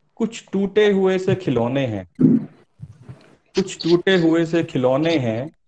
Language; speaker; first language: Hindi; native; Hindi